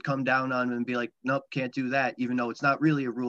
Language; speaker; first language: English; native; English